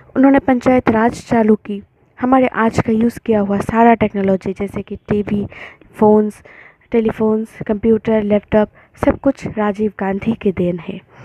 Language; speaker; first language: Hindi; non-native, local second language; Bangla